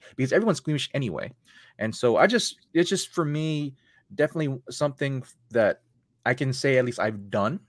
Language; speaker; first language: English; early bilingual, other home language; Filipino